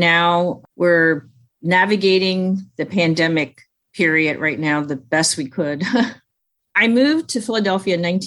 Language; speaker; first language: English; early bilingual, other home language; Chinese